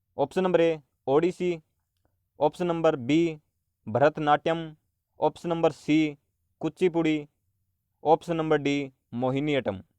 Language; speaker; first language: Hindi; native; Hindi